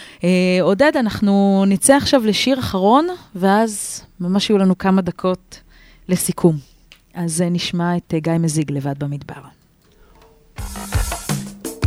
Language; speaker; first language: Hebrew; native; Hebrew